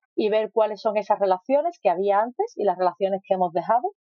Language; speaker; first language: Spanish; native; Spanish